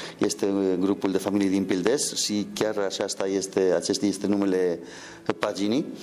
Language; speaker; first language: Romanian; non-native, fluent; Spanish